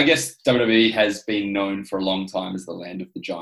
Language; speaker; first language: English; native; English